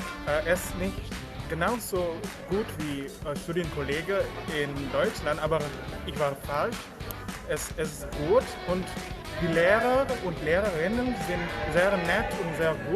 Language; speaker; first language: German; non-native, learner; Indonesian